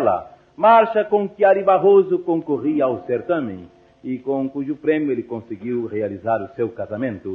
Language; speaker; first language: Portuguese; native; Portuguese